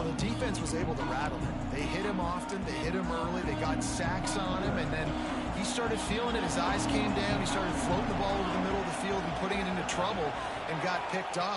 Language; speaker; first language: English; native; English